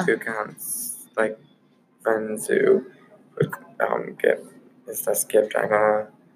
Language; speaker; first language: German; non-native, learner; English